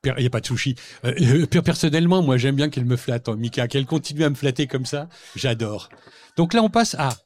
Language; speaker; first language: French; native; French